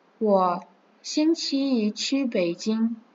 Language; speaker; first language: Chinese; non-native, fluent; Kazakh